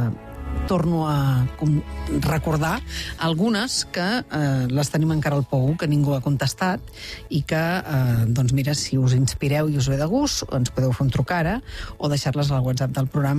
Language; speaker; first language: Catalan; native; Catalan